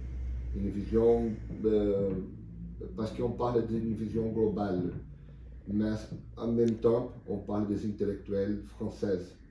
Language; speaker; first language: French; non-native, learner; Portuguese